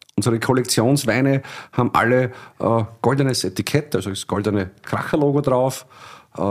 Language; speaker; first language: German; native; German